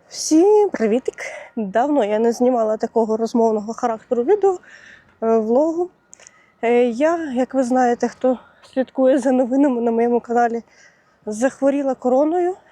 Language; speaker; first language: Ukrainian; non-native, local second language; Russian